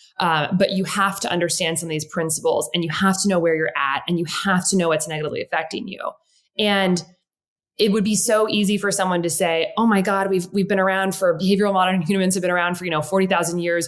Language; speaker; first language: English; native; English